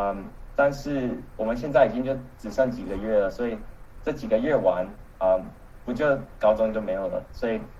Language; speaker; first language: Chinese; early bilingual, heritage; Chinese